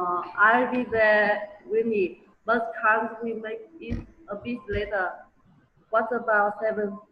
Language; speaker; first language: English; non-native, learner; Vietnamese